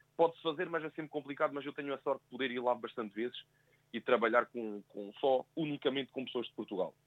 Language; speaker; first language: Portuguese; early bilingual, heritage; Portuguese